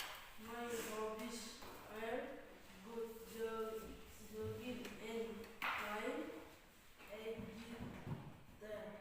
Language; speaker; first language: English; non-native, learner; Indonesian